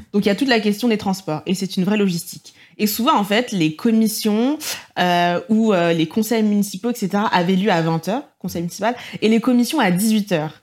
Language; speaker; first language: French; native; French